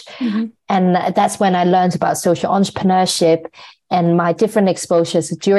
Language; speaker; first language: English; non-native, local second language; Cantonese